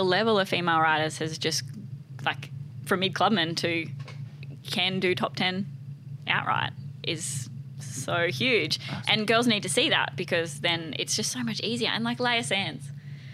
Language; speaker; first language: English; native; English